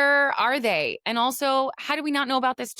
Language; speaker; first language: English; native; English